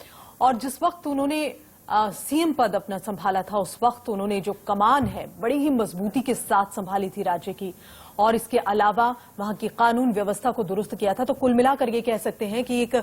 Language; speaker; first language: Hindi; native; Hindi